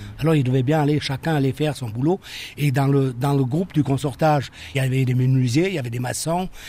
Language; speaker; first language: French; native; French